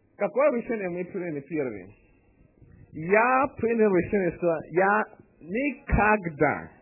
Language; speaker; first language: Russian; non-native, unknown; English